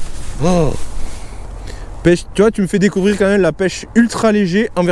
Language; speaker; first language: French; native; French